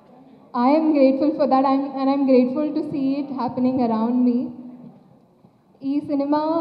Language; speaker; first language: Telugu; non-native, fluent; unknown